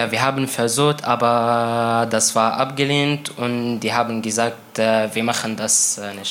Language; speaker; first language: German; non-native, learner; Arabic